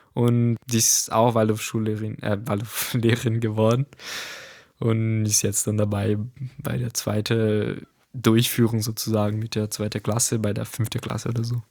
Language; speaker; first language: German; non-native, fluent; Portuguese